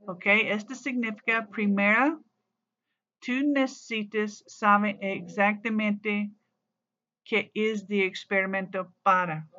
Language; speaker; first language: Spanish; non-native, learner; English